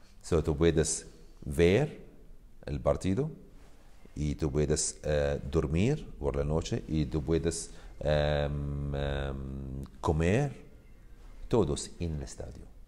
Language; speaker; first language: Spanish; non-native, learner; Arabic